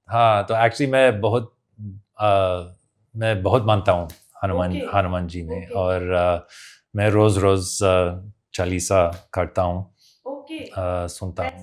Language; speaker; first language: Hindi; non-native, fluent; English